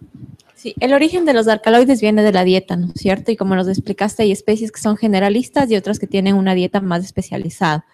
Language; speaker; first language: Spanish; native; Spanish